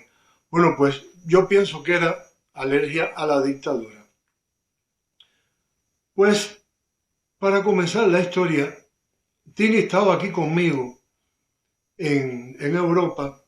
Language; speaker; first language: Spanish; native; Spanish